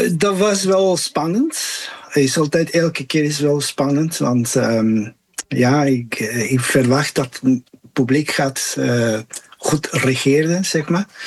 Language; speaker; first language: Dutch; non-native, fluent; Spanish